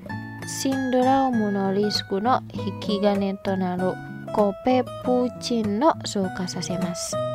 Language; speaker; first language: Japanese; non-native, fluent; Indonesian